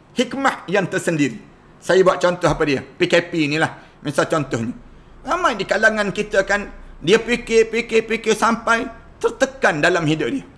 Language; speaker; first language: Malay; native; Malay